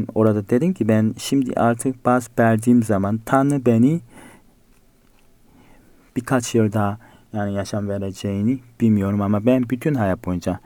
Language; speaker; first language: Turkish; non-native, fluent; Korean